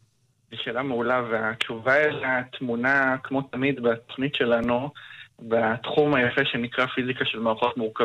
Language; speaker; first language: Hebrew; native; Hebrew